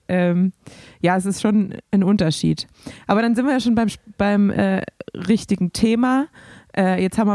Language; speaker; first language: German; native; German